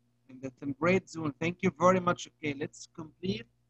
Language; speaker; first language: English; non-native, fluent; Arabic